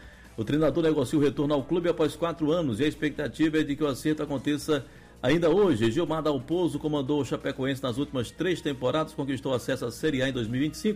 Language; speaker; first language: Portuguese; native; Portuguese